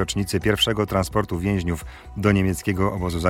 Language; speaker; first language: Polish; native; Polish